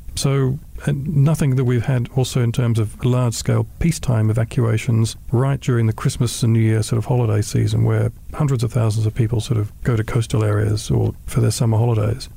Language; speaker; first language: English; native; English